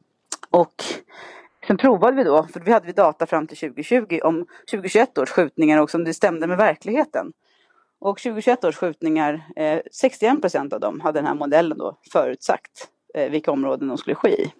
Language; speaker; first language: Swedish; native; Swedish